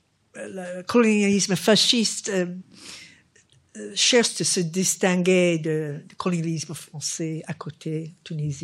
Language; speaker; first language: French; non-native, fluent; English